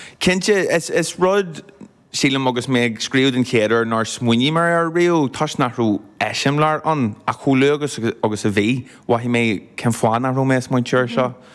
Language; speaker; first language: Irish; non-native, local second language; English